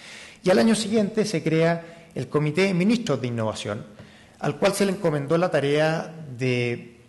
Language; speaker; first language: Spanish; native; Spanish